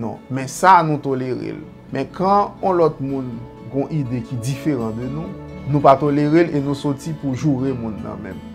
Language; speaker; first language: French; non-native, learner; Haitian Creole